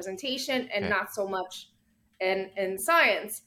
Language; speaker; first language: English; native; English